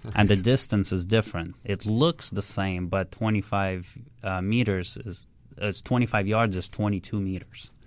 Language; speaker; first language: English; early bilingual, other home language; Russian